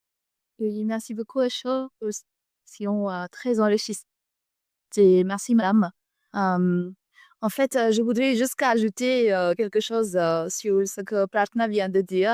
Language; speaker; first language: French; non-native, fluent; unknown